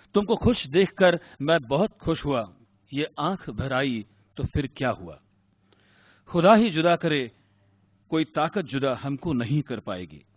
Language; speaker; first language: Hindi; non-native, local second language; Marathi